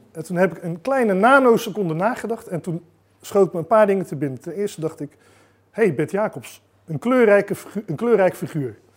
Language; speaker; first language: Dutch; native; Dutch